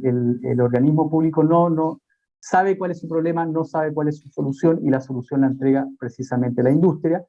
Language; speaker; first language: Spanish; native; Spanish